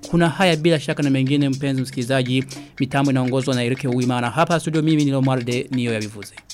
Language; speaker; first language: Swahili; non-native, local second language; Rundi